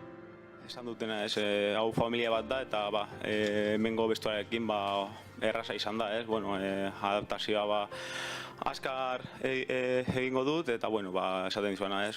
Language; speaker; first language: Basque; non-native, local second language; Spanish